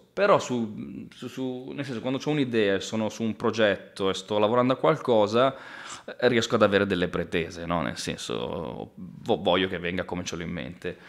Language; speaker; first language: Italian; native; Italian